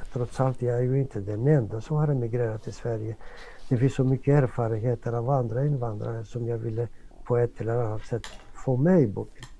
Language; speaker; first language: Swedish; non-native, fluent; Greek